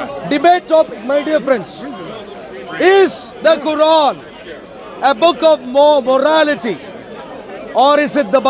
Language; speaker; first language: English; non-native, fluent; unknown